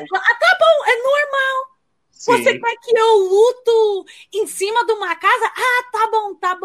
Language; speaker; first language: Portuguese; early bilingual, heritage; Portuguese